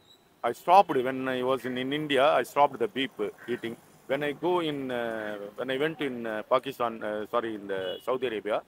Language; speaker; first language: English; non-native, learner; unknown